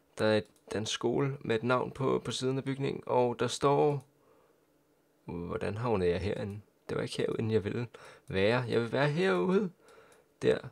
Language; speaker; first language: Danish; native; Danish